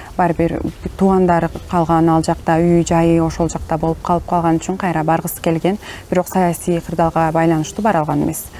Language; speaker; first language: Kyrgyz; non-native, local second language; Turkish